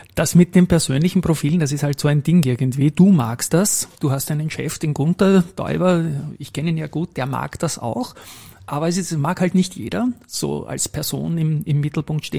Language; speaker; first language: German; native; German